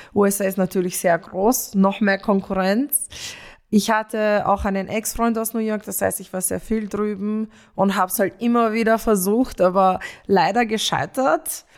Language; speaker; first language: German; early bilingual, other home language; Romanian